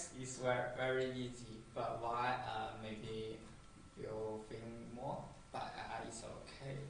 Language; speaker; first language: English; non-native, learner; Chinese